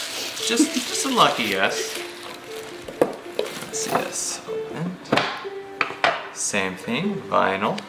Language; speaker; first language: English; native; English